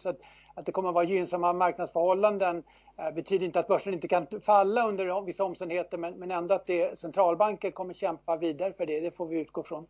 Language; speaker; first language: Swedish; native; Swedish